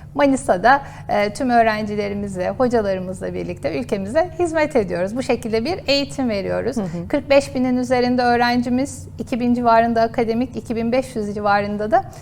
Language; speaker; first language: Turkish; native; Turkish